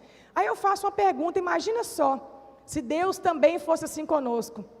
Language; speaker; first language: Portuguese; native; Portuguese